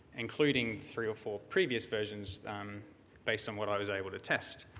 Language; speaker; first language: English; native; English